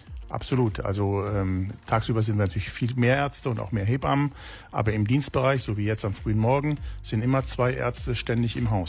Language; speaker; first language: German; native; German